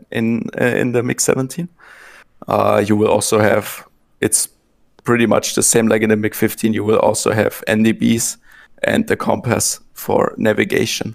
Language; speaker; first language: English; non-native, fluent; German